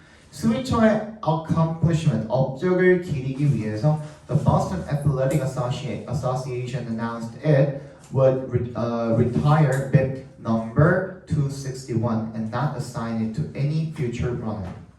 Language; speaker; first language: English; non-native, fluent; Korean